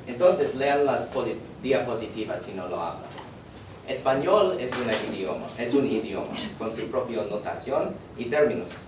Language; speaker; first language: Spanish; non-native, learner; English